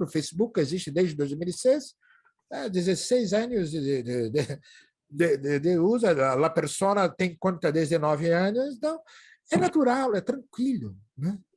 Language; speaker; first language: Portuguese; native; Portuguese